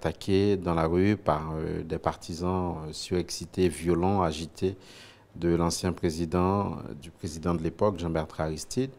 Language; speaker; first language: French; non-native, local second language; Haitian Creole